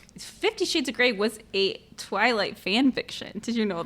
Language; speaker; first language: English; native; English